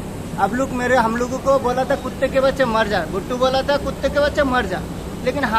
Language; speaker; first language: Hindi; non-native, learner; Bangla